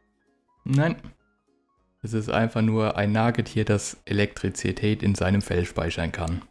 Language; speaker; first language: German; native; German